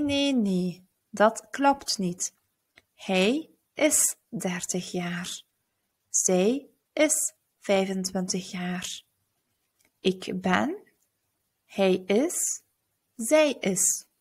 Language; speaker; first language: Dutch; early bilingual, other home language; Turkish